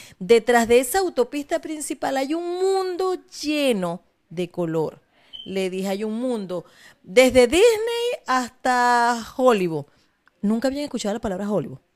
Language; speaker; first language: Spanish; native; Spanish